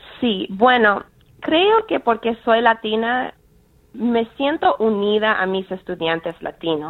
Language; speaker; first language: Spanish; early bilingual, heritage; Spanish